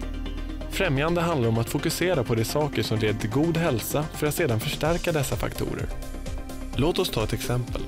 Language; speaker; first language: Swedish; native; Swedish